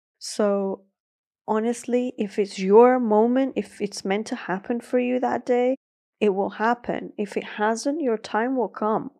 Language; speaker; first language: English; early bilingual, other home language; Persian